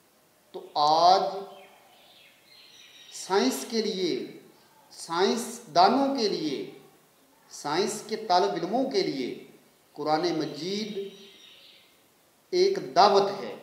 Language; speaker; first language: Urdu; native; Urdu